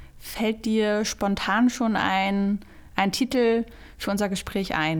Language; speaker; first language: German; native; German